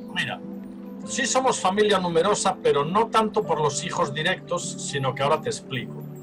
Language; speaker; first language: Spanish; native; Spanish